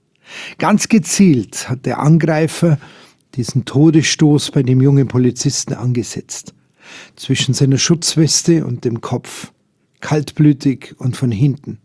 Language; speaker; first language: German; native; German